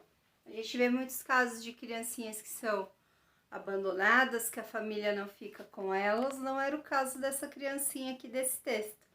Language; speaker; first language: Portuguese; native; Portuguese